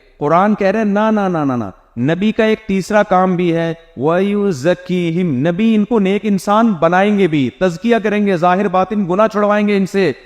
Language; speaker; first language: Urdu; native; Urdu